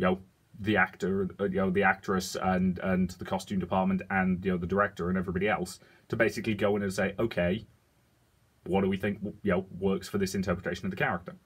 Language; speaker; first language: English; native; English